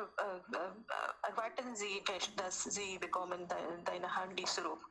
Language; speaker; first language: German; non-native, learner; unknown